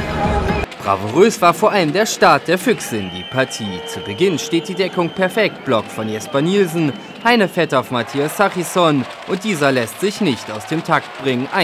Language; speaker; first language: German; native; German